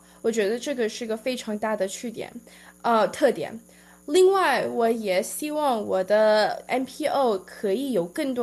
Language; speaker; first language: Chinese; early bilingual, heritage; Chinese